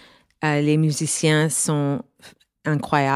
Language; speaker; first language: French; non-native, learner; English